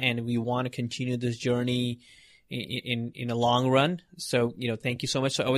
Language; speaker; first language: English; non-native, local second language; Hindi